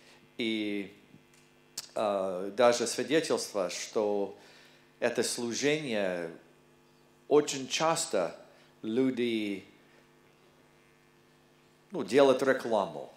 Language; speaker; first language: Russian; non-native, learner; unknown